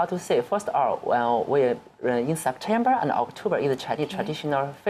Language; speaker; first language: English; non-native, learner; Chinese